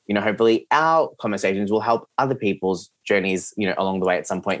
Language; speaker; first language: English; early bilingual, other home language; Serbian